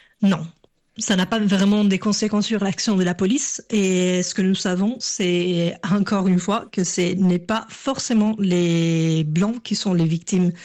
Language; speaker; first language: French; non-native, fluent; English